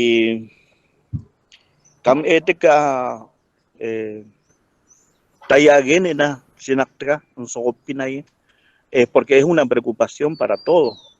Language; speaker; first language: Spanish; non-native, local second language; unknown